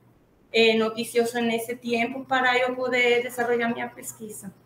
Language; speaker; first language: Portuguese; non-native, fluent; Spanish